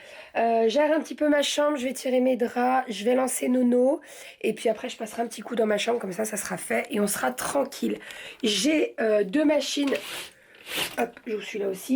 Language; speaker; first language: French; native; French